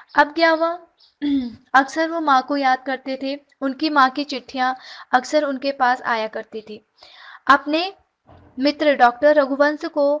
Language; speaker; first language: Hindi; native; Hindi